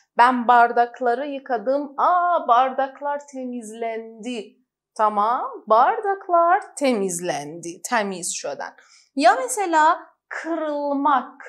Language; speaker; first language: Turkish; non-native, fluent; Persian